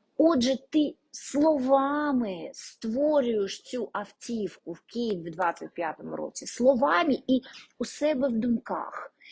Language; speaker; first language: Ukrainian; non-native, local second language; Russian